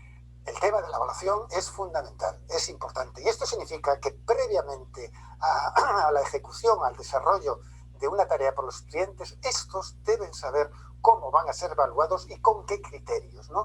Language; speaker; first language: Spanish; native; Spanish